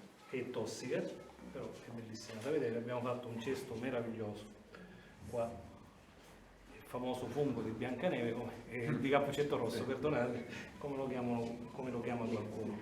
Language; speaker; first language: Italian; native; Italian